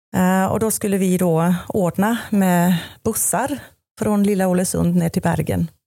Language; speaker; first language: Swedish; non-native, fluent; German